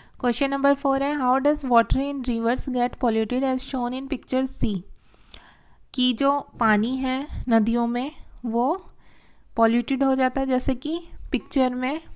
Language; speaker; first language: Hindi; native; Hindi